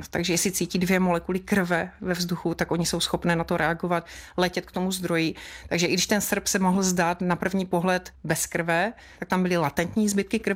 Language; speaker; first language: Czech; native; Czech